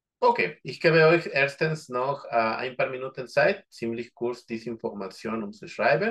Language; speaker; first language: German; non-native, fluent; Spanish